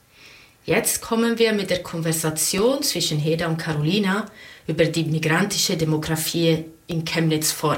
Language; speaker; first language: German; non-native, fluent; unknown